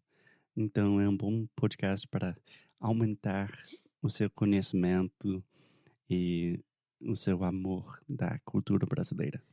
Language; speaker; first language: Portuguese; non-native, fluent; English